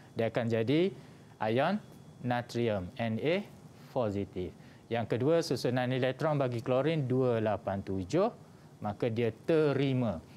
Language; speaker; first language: Malay; native; Malay